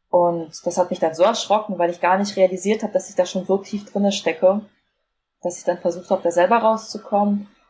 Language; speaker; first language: German; native; German